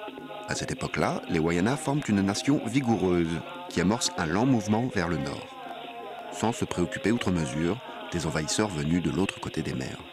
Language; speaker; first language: French; native; French